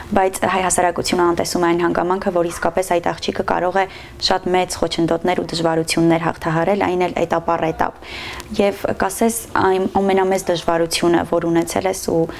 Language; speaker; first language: Armenian; native; Armenian